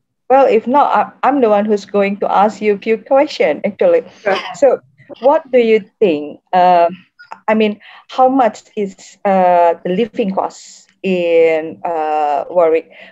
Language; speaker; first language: English; non-native, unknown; Indonesian